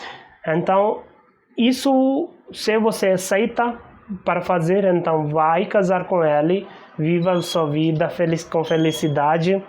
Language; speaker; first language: Portuguese; non-native, learner; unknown